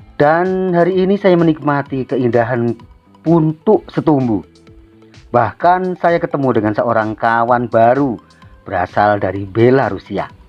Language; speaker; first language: Indonesian; native; Indonesian